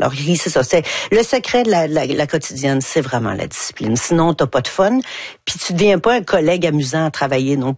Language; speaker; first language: French; native; French